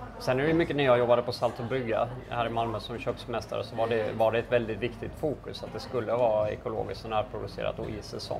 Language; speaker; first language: Swedish; native; Swedish